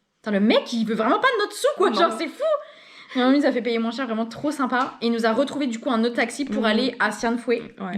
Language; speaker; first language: French; native; French